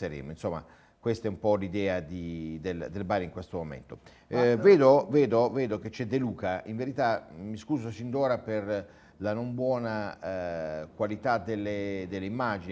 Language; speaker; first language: Italian; native; Italian